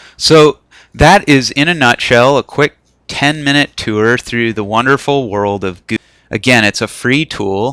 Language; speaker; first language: English; native; English